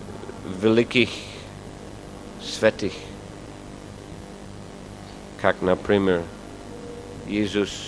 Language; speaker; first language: Russian; non-native, fluent; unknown